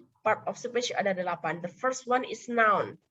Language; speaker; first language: English; non-native, local second language; Indonesian